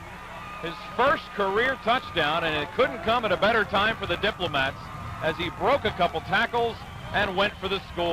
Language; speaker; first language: English; native; English